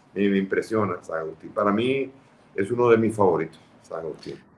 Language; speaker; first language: Spanish; early bilingual, other home language; Catalan